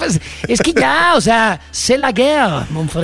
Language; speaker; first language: Spanish; native; Spanish